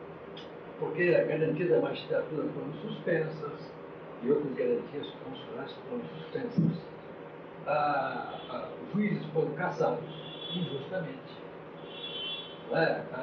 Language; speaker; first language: Portuguese; native; Portuguese